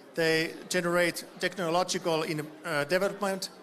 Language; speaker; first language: English; non-native, fluent; Finnish